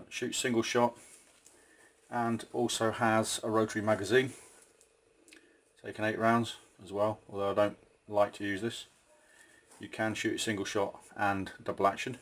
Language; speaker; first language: English; native; English